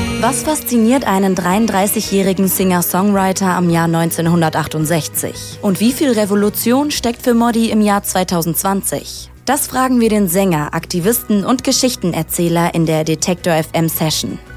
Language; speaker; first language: German; native; German